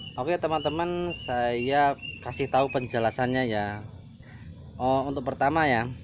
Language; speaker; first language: Indonesian; non-native, local second language; Javanese